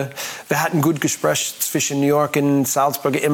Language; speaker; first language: German; non-native, learner; English